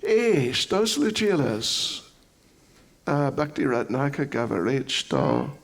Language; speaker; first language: Russian; non-native, learner; English